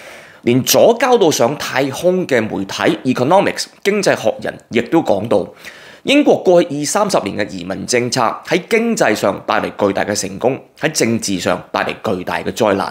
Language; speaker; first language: Cantonese; native; Cantonese